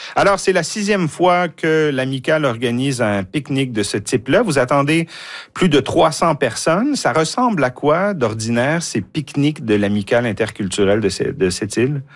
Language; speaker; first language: French; native; French